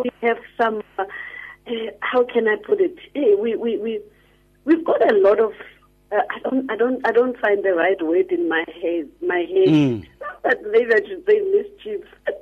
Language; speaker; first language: English; non-native, local second language; Tswana